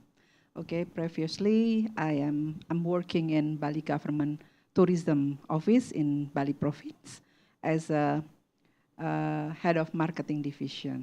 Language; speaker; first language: English; non-native, learner; Indonesian